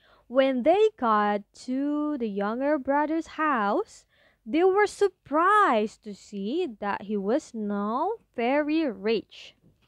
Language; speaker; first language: English; non-native, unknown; Indonesian